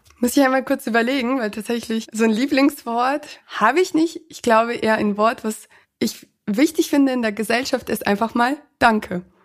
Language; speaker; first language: German; early bilingual, other home language; Russian